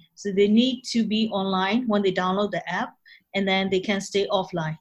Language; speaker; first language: English; non-native, fluent; Burmese